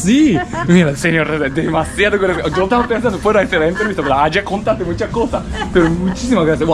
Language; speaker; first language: Spanish; non-native, learner; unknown